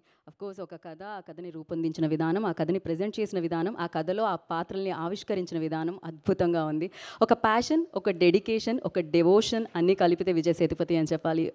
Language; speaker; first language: Telugu; native; Telugu